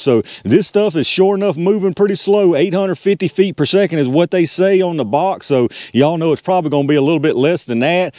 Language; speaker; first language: English; native; English